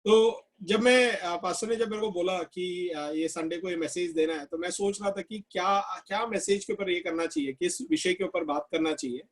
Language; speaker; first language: Hindi; non-native, local second language; Malayalam